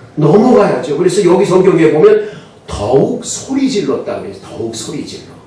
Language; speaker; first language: Korean; native; Korean